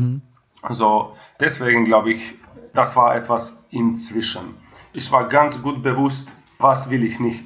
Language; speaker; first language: German; non-native, fluent; Croatian